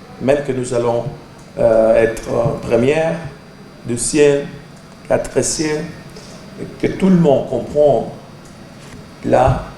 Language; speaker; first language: French; non-native, learner; Portuguese